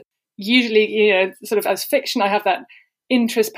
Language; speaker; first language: English; non-native, fluent; German